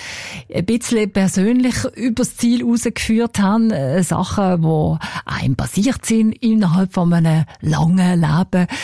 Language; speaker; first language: German; native; German